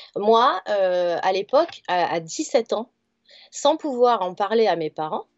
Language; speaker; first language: French; native; French